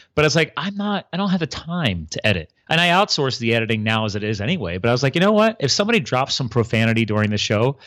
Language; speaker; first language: English; native; English